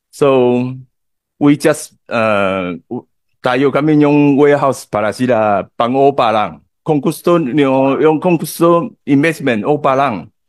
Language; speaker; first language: Filipino; non-native, learner; Chinese